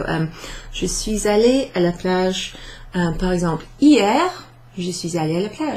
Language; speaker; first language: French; non-native, fluent; English